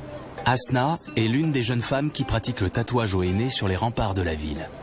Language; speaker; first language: French; native; French